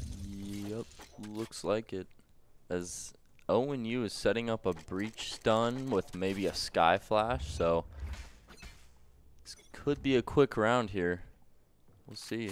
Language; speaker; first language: English; native; English